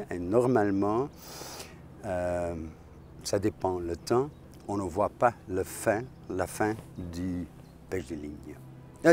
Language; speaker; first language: French; non-native, fluent; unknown